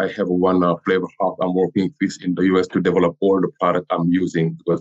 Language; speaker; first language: English; non-native, learner; French